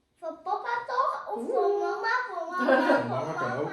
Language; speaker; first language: Dutch; non-native, learner; Thai